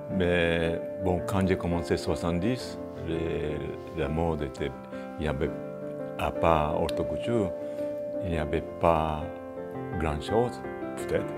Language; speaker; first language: French; non-native, fluent; Japanese